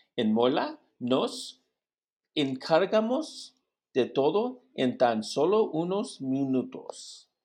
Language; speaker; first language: Spanish; non-native, learner; English